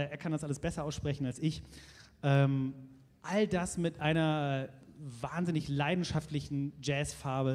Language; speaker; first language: German; native; German